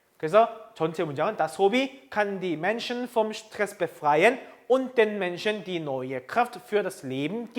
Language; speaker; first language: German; non-native, fluent; Korean